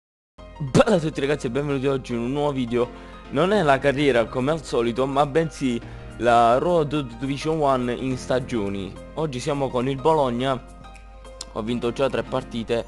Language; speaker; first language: Italian; native; Italian